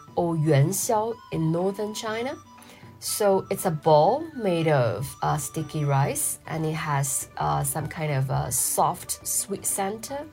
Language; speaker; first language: English; non-native, fluent; Chinese